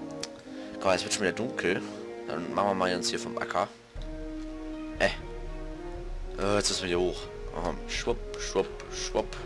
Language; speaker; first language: German; native; German